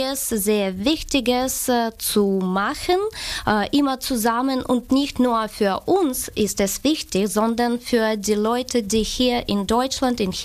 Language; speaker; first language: German; non-native, learner; Ukrainian